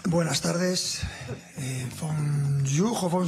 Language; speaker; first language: French; non-native, learner; Spanish